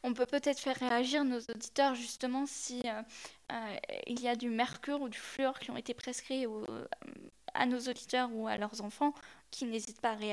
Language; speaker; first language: French; native; French